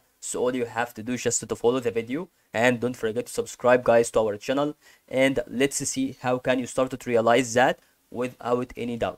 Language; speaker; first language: English; non-native, fluent; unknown